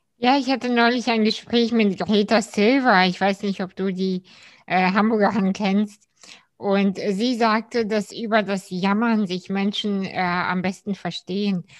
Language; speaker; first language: German; early bilingual, other home language; Russian